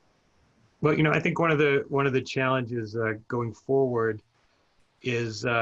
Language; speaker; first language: English; native; English